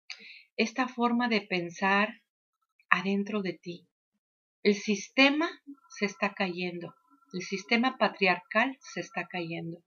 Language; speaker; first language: Spanish; native; Spanish